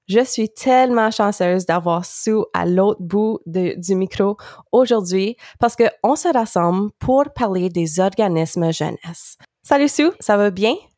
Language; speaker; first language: French; native; French